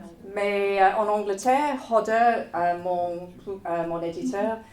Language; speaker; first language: French; non-native, fluent; English